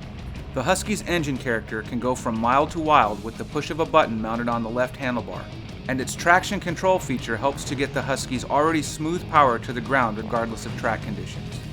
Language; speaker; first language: English; native; English